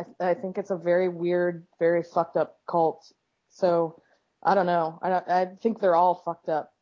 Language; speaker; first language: English; native; English